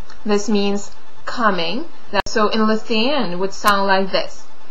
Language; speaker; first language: English; non-native, fluent; Lithuanian